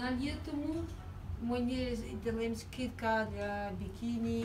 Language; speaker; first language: Russian; non-native, learner; French